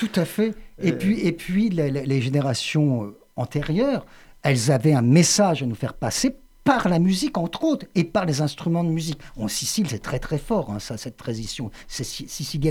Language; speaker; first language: French; native; French